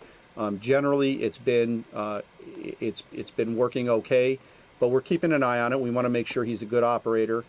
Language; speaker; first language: English; native; English